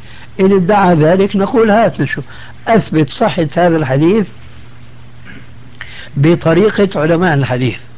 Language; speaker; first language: Arabic; native; Arabic